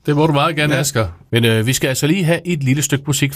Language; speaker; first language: Danish; native; Danish